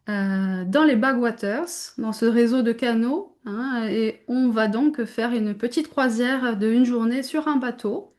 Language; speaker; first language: French; native; French